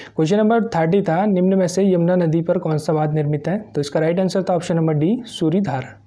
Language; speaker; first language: Hindi; native; Hindi